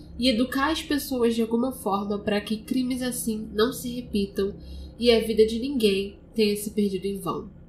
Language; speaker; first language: Portuguese; native; Portuguese